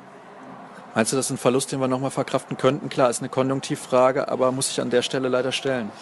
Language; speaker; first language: German; native; German